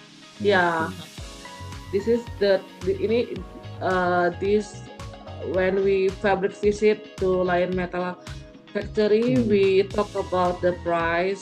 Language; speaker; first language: English; non-native, fluent; Indonesian